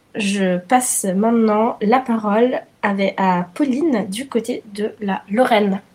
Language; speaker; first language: French; non-native, fluent; Italian